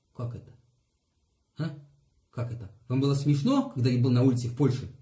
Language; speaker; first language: Russian; non-native, learner; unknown